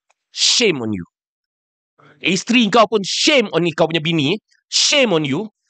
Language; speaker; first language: English; non-native, local second language; Malay